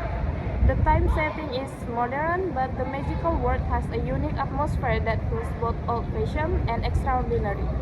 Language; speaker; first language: English; non-native, learner; Indonesian